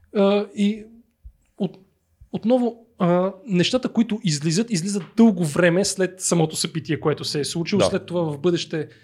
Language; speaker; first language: Bulgarian; native; Bulgarian